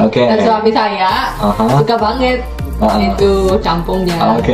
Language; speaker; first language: Indonesian; non-native, fluent; Korean